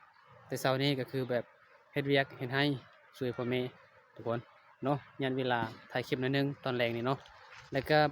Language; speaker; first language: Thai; non-native, local second language; Northeastern Thai